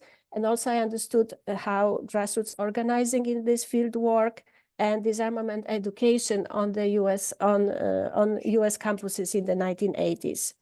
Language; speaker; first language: English; non-native, fluent; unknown